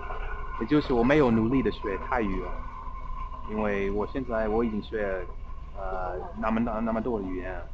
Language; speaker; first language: Chinese; non-native, fluent; English